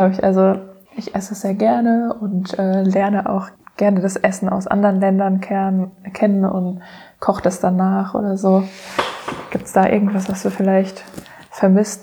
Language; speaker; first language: German; native; German